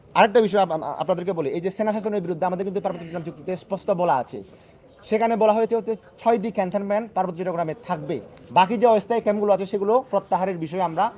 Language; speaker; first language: Bangla; non-native, local second language; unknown